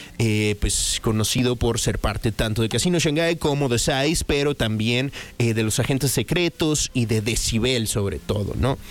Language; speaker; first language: Spanish; native; Spanish